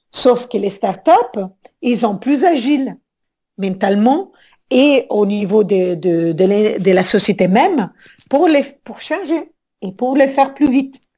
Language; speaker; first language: French; non-native, fluent; Italian